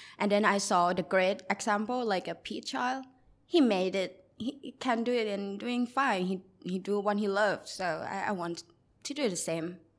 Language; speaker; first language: English; non-native, learner; Thai